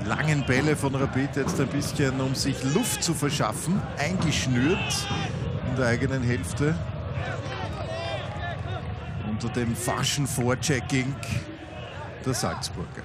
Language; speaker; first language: German; native; German